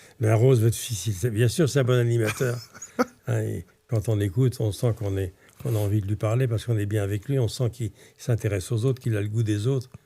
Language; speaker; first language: French; early bilingual, other home language; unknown